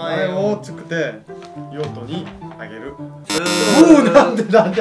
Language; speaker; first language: Japanese; non-native, learner; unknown